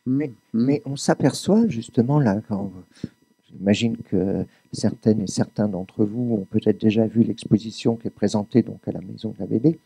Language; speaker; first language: French; native; French